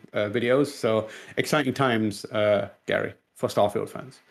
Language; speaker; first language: English; non-native, local second language; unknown